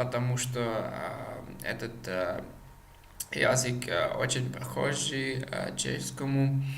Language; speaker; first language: Russian; non-native, learner; Czech